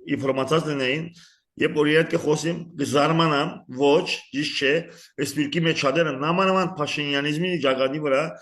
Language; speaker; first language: Armenian; early bilingual, heritage; Armenian